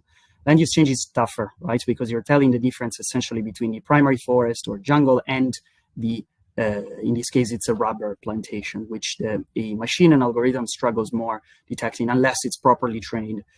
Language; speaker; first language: English; non-native, fluent; Italian